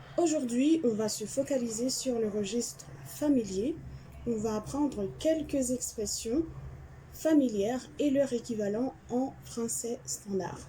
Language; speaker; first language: French; non-native, local second language; Haitian Creole